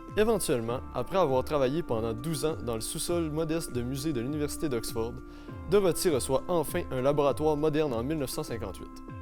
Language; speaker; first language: French; native; French